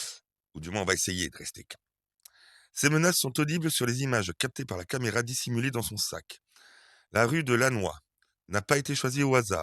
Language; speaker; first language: French; native; French